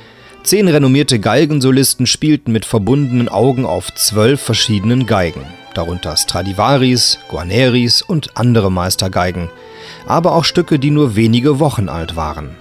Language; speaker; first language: German; native; German